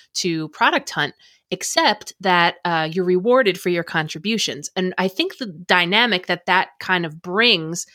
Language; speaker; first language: English; native; English